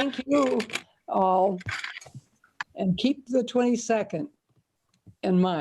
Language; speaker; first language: English; native; English